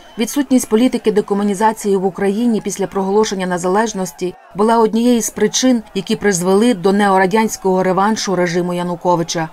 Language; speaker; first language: Ukrainian; native; Ukrainian